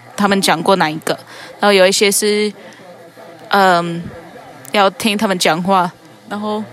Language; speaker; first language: Chinese; non-native, fluent; English